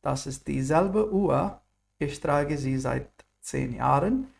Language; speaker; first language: German; non-native, fluent; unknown